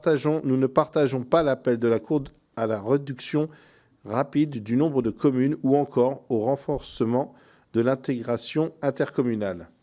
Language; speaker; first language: French; native; French